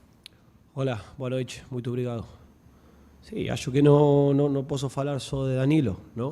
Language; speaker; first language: Portuguese; non-native, fluent; Spanish